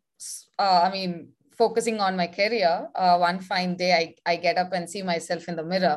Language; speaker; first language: English; non-native, local second language; Tamil